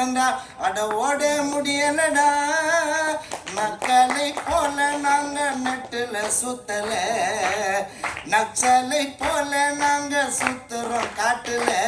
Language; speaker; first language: Tamil; native; Tamil